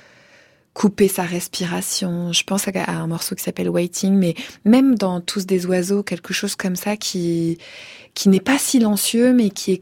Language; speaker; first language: French; native; French